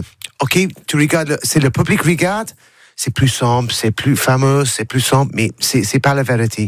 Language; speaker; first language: French; non-native, learner; English